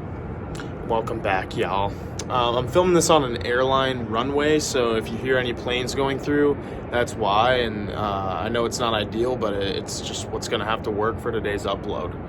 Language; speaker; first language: English; native; English